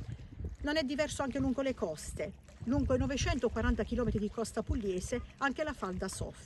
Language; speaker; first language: Italian; native; Italian